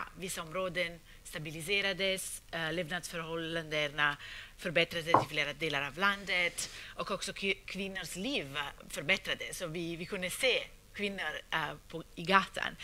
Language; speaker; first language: Swedish; non-native, fluent; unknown